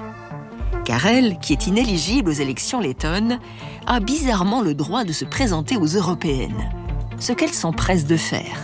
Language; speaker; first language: French; native; French